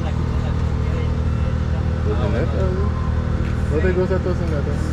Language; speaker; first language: Spanish; non-native, learner; English